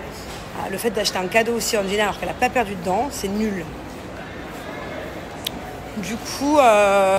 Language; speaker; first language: French; native; French